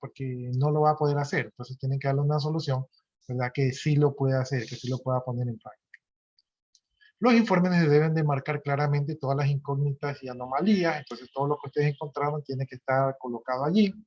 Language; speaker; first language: Spanish; native; Spanish